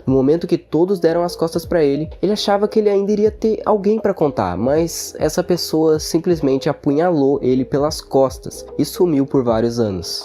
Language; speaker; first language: Portuguese; native; Portuguese